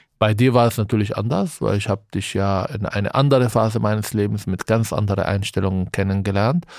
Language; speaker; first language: German; non-native, fluent; Arabic